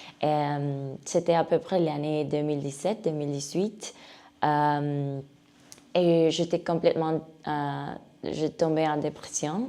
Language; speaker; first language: French; non-native, learner; Spanish